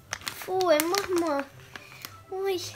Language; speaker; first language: Russian; early bilingual, heritage; Russian